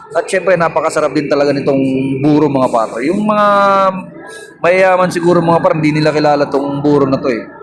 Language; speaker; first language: Filipino; native; Filipino